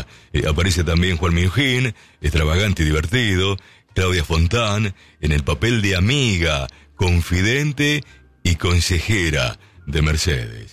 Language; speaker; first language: Spanish; native; Spanish